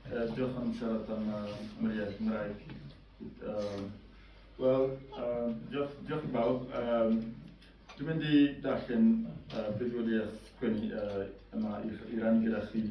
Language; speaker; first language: Welsh; non-native, fluent; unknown